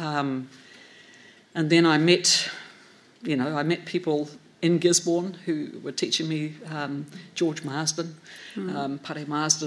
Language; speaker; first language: English; native; English